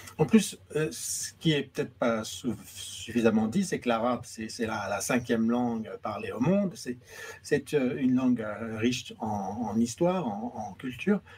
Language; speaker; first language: French; native; French